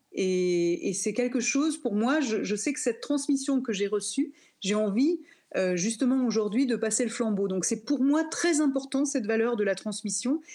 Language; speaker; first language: French; native; French